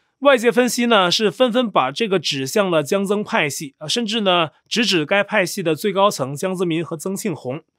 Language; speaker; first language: Chinese; native; Chinese